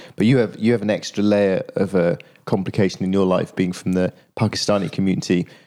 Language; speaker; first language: English; native; English